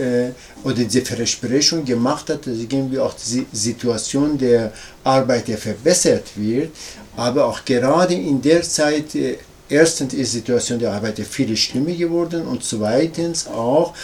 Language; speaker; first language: German; non-native, learner; Persian